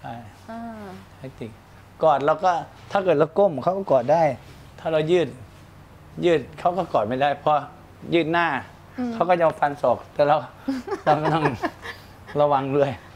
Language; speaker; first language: Thai; native; Thai